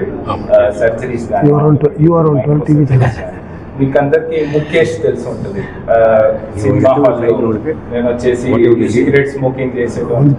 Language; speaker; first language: Telugu; native; Telugu